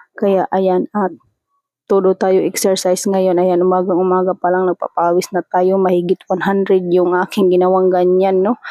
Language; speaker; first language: Filipino; native; Filipino